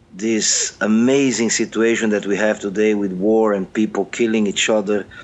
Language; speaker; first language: English; non-native, fluent; Portuguese